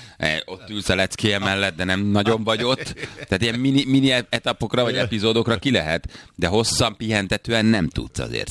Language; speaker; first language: Hungarian; native; Hungarian